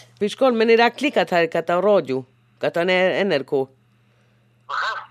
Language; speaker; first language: Norwegian; non-native, local second language; Romany